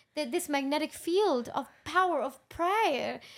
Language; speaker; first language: English; non-native, local second language; Urdu